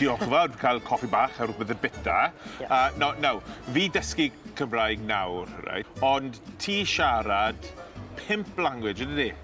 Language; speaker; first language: Welsh; non-native, learner; English